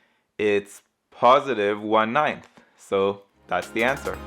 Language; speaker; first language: English; native; English